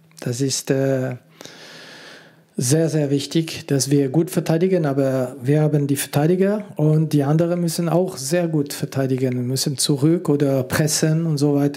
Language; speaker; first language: German; non-native, local second language; French